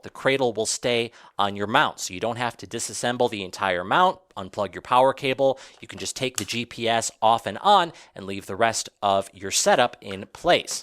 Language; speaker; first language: English; native; English